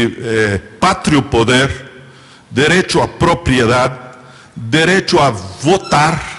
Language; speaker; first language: Spanish; non-native, fluent; Portuguese